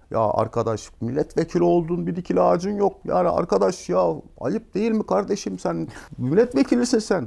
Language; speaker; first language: Turkish; native; Turkish